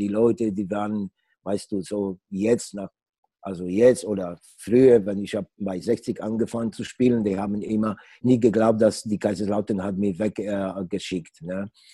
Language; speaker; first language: German; non-native, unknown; Polish